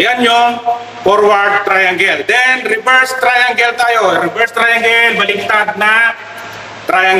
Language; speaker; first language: Filipino; native; Filipino